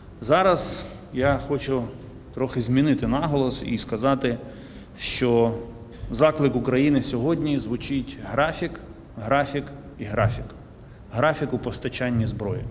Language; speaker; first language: Ukrainian; native; Ukrainian